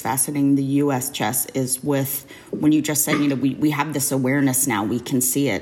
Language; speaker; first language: English; native; English